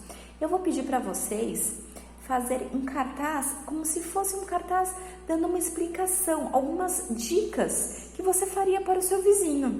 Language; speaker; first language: Portuguese; native; Portuguese